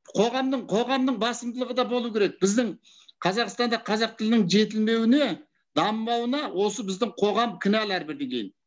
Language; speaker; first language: Kazakh; native; Kazakh